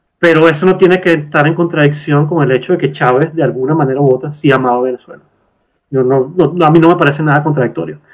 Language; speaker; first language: Spanish; native; Spanish